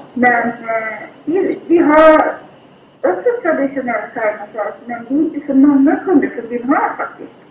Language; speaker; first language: Swedish; non-native, fluent; Thai